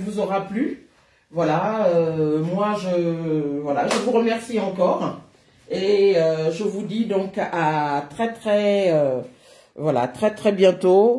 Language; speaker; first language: French; native; French